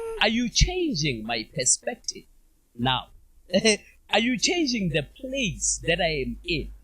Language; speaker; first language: English; non-native, local second language; Zulu